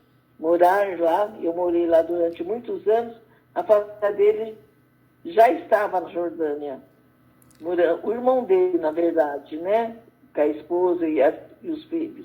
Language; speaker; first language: Portuguese; early bilingual, other home language; Arabic